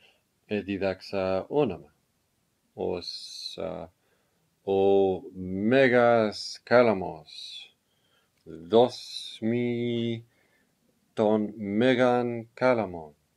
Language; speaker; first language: Greek; non-native, learner; English